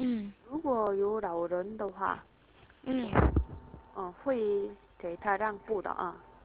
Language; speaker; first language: Chinese; non-native, learner; Korean